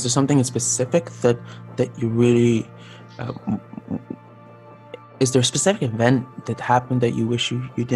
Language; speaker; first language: English; native; English